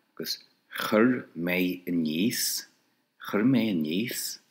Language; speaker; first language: Irish; non-native, local second language; English